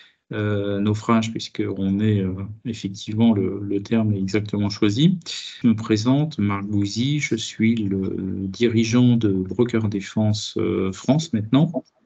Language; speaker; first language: French; native; French